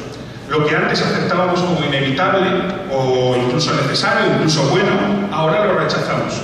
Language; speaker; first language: Spanish; native; Spanish